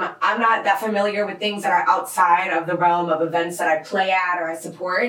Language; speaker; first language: English; native; English